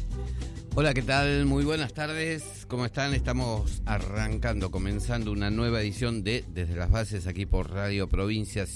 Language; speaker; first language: Spanish; native; Spanish